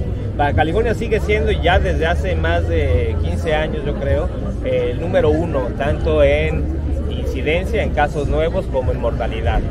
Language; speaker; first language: Spanish; native; Spanish